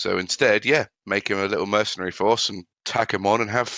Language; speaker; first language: English; native; English